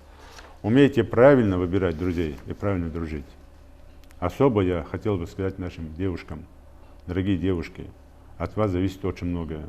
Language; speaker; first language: Russian; non-native, local second language; Ingush